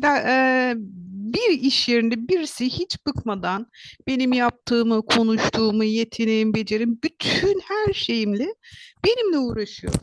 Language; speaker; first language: Turkish; native; Turkish